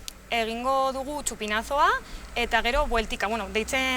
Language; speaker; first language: Basque; non-native, local second language; Spanish